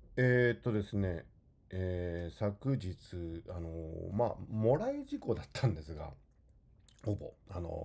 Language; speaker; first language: Japanese; native; Japanese